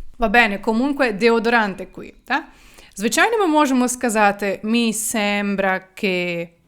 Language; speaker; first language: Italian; non-native, fluent; Ukrainian